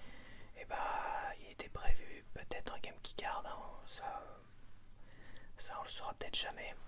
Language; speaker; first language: French; native; French